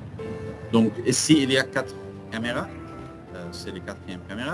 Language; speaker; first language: French; non-native, learner; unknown